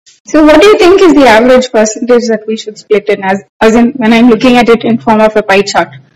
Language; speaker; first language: English; non-native, local second language; Tamil